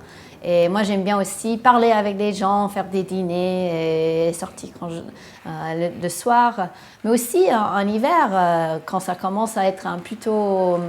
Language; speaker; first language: French; non-native, fluent; English